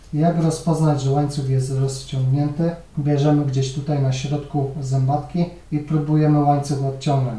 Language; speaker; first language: Polish; native; Polish